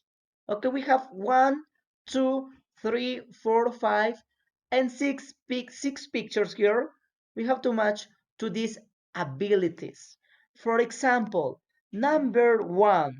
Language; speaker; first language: English; non-native, fluent; Spanish